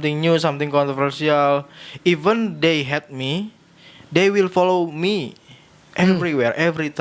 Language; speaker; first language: English; non-native, learner; Indonesian